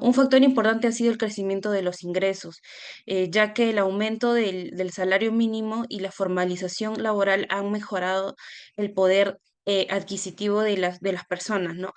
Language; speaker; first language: Spanish; native; Spanish